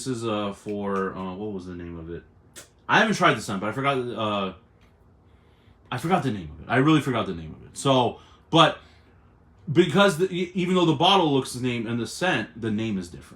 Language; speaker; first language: English; native; English